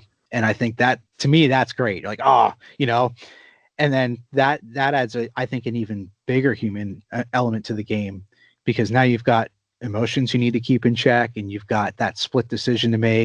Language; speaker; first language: English; native; English